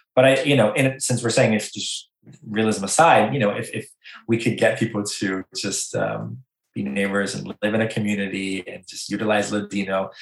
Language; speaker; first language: English; native; English